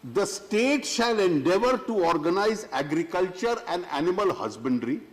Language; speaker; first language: English; non-native, local second language; Hindi